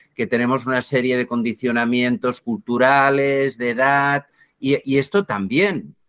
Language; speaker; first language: Spanish; native; Spanish